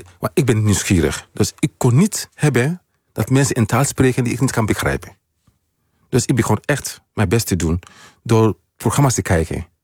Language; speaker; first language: Dutch; non-native, fluent; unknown